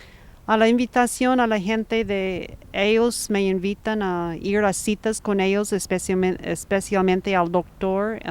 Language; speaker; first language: Spanish; non-native, fluent; English